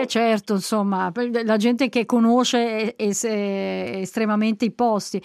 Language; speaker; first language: Italian; native; Italian